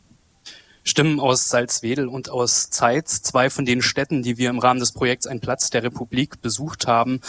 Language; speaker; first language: German; native; German